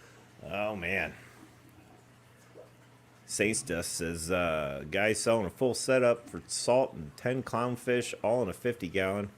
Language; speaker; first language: English; native; English